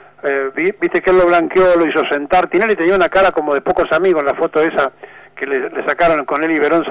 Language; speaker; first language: Spanish; native; Spanish